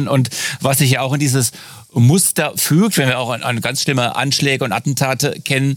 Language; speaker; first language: German; native; German